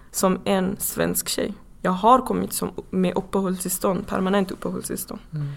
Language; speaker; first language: Swedish; non-native, fluent; Persian